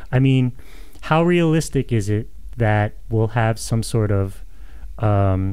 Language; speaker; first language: English; native; English